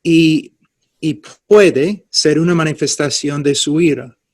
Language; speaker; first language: Spanish; non-native, fluent; English